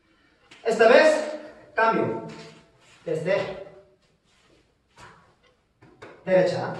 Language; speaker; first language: Spanish; non-native, learner; Korean